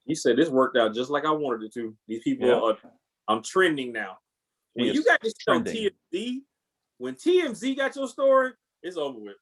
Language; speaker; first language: English; native; English